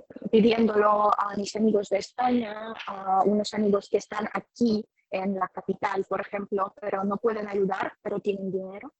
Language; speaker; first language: Spanish; non-native, fluent; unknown